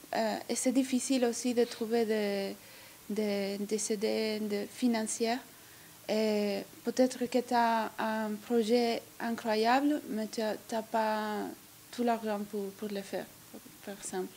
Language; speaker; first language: French; non-native, learner; Italian